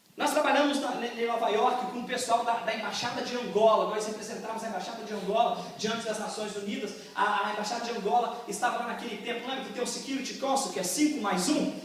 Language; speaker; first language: Portuguese; native; Portuguese